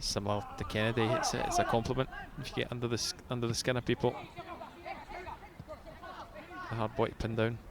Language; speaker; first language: English; native; English